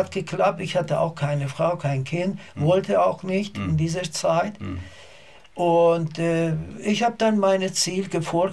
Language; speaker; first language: German; non-native, learner; Azerbaijani